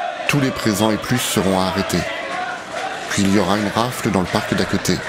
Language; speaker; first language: French; native; French